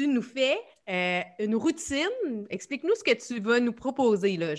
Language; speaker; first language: French; native; French